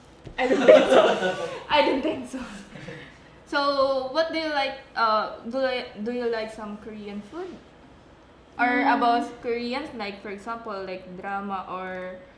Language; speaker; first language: English; non-native, local second language; Filipino